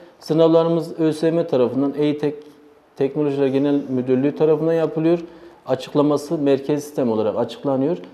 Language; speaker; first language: Turkish; early bilingual, heritage; Turkish